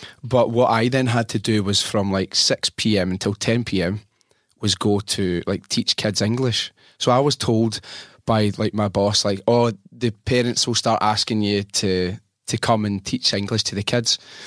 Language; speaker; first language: English; native; English